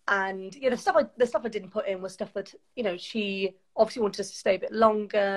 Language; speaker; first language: English; native; English